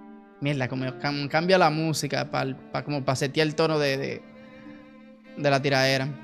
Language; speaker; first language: Spanish; native; Spanish